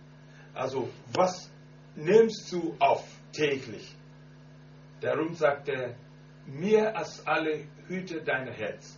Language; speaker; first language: German; non-native, learner; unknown